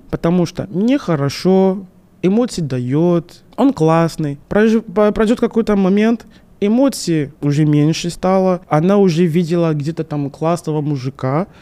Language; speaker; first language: Russian; non-native, fluent; French